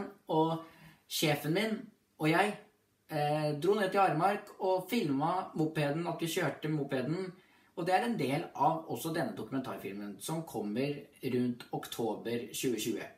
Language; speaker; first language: Norwegian; native; Norwegian